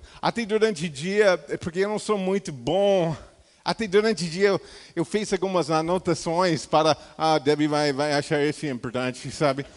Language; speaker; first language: Portuguese; non-native, fluent; English